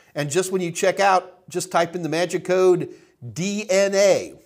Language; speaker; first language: English; native; English